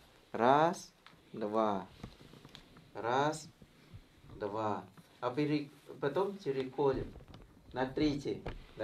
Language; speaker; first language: Russian; non-native, learner; Thai